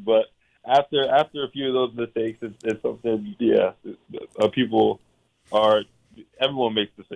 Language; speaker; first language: English; native; English